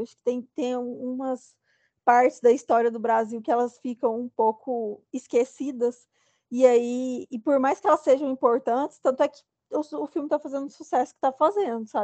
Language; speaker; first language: Portuguese; native; Portuguese